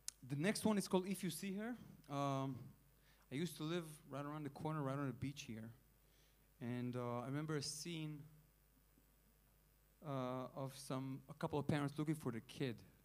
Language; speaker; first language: English; non-native, fluent; Hebrew